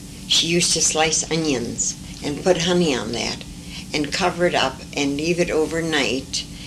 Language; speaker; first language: English; early bilingual, other home language; French